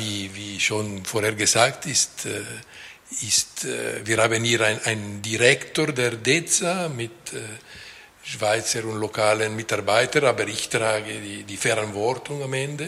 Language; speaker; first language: German; non-native, local second language; Italian